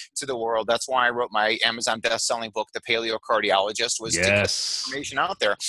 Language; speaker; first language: English; native; English